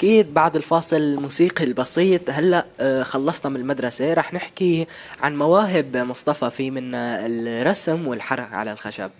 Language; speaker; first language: Arabic; native; Arabic